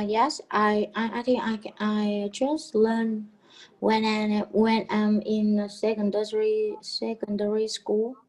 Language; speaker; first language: English; non-native, learner; Vietnamese